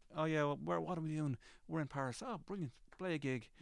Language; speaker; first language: English; native; English